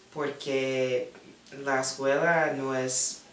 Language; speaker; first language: Spanish; non-native, learner; English